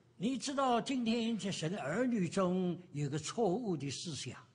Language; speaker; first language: Chinese; native; Chinese